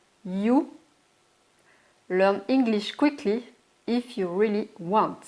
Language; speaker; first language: English; non-native, fluent; French